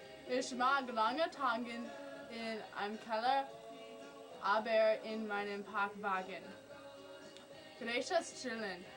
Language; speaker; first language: German; non-native, learner; English